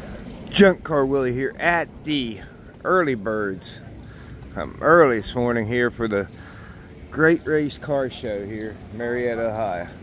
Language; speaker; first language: English; native; English